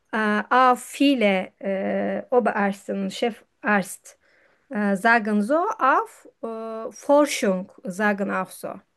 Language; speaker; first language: German; non-native, fluent; Turkish